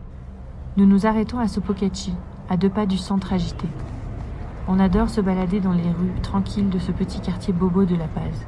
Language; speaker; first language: French; native; French